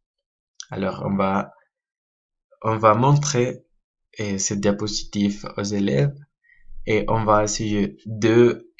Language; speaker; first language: French; non-native, learner; Spanish